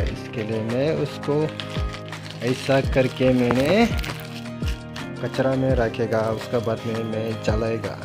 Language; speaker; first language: Hindi; non-native, local second language; Bodo